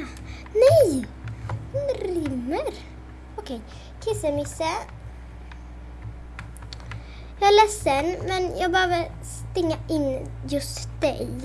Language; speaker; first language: Swedish; native; Swedish